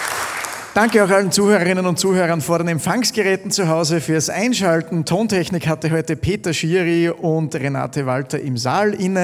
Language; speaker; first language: German; native; German